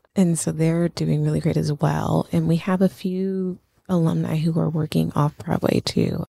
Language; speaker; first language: English; native; English